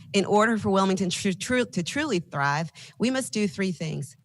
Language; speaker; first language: English; native; English